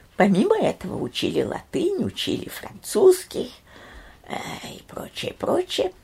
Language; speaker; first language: Russian; early bilingual, heritage; Russian